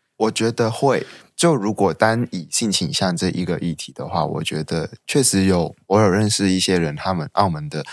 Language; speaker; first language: Chinese; non-native, local second language; Cantonese